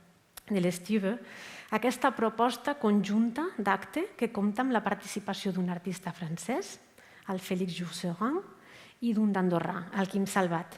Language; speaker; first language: Catalan; native; Catalan